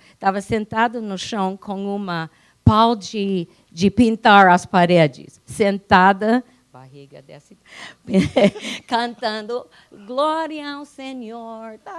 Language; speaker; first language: Portuguese; non-native, fluent; English